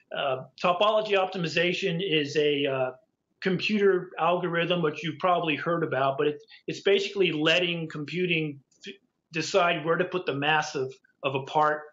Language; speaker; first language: English; native; English